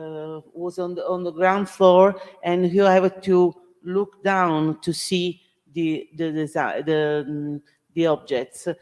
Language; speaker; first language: English; non-native, learner; Italian